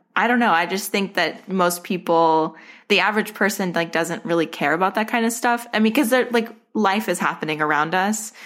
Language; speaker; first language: English; native; English